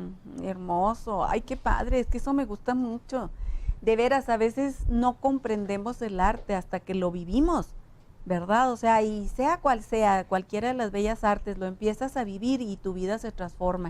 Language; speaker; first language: Spanish; native; Spanish